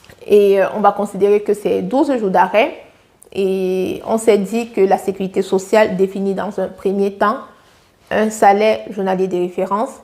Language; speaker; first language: French; native; French